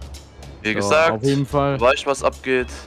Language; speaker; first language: German; native; German